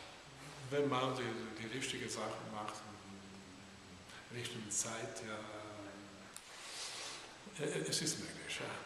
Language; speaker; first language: German; non-native, learner; Italian